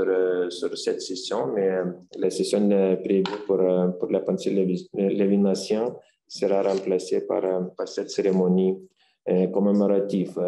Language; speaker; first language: French; non-native, fluent; Lithuanian